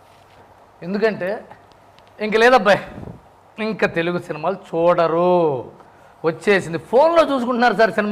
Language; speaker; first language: Telugu; native; Telugu